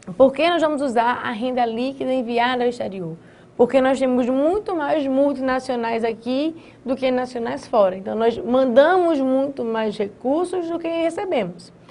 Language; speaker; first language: Portuguese; native; Portuguese